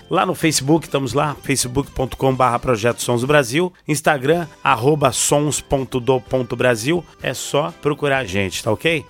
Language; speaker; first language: Portuguese; native; Portuguese